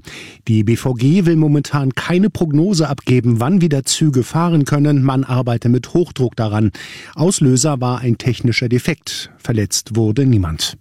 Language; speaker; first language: German; native; German